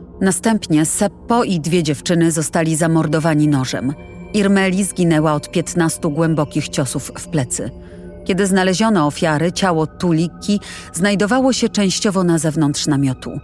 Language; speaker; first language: Polish; native; Polish